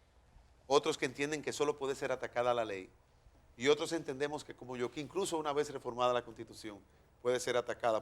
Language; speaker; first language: Spanish; native; Spanish